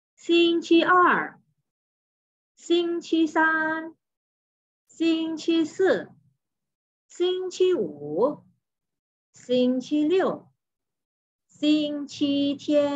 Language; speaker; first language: Chinese; non-native, fluent; Indonesian